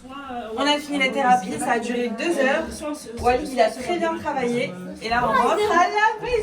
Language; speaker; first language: French; native; French